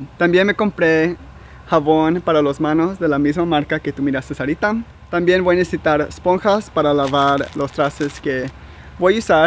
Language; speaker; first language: Spanish; early bilingual, heritage; Spanish